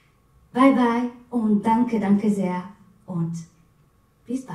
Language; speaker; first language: German; non-native, fluent; French